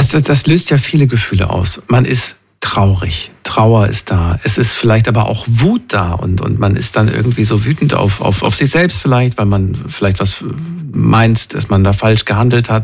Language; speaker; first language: German; native; German